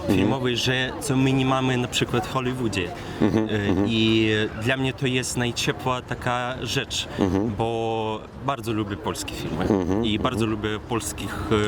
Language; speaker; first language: Polish; non-native, learner; Ukrainian